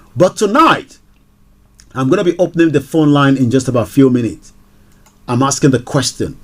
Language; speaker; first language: English; non-native, local second language; Yoruba